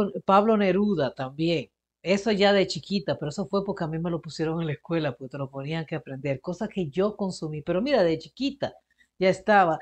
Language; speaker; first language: Spanish; early bilingual, heritage; Spanish